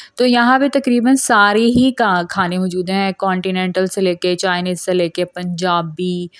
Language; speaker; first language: Urdu; non-native, local second language; Punjabi